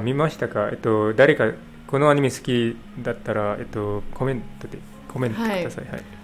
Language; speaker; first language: Japanese; non-native, learner; English